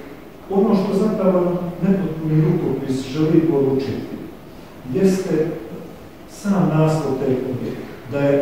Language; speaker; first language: Croatian; native; Croatian